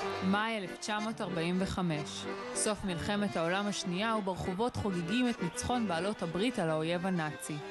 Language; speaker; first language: Hebrew; native; Hebrew